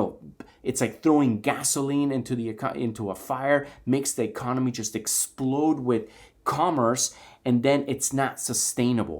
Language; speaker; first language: English; native; English